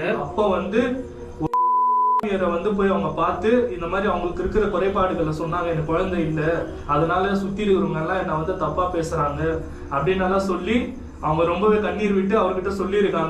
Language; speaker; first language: Tamil; native; Tamil